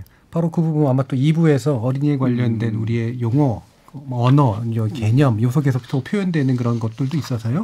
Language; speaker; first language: Korean; native; Korean